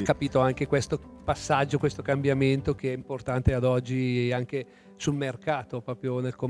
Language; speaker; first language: Italian; native; Italian